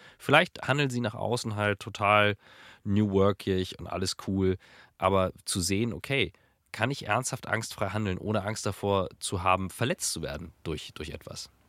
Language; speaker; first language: German; native; German